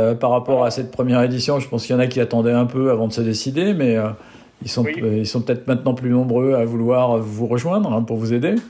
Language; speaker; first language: French; native; French